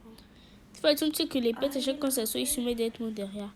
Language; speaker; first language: French; native; French